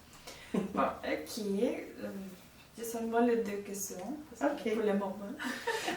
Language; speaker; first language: French; non-native, learner; Portuguese